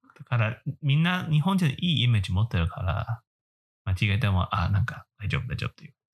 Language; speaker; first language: Japanese; non-native, fluent; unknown